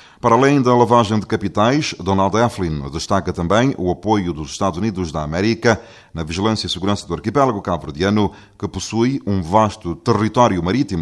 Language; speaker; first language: Portuguese; non-native, local second language; Kabuverdianu